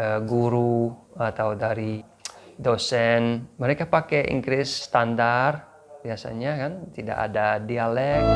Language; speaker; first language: Indonesian; non-native, fluent; English